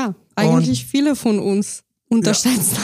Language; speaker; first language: German; non-native, fluent; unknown